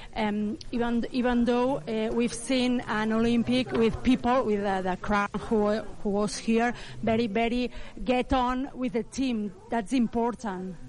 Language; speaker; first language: English; non-native, learner; Catalan